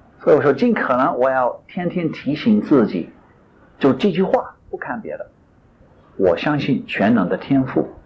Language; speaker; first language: Chinese; non-native, fluent; English